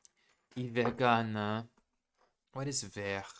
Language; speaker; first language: German; non-native, learner; English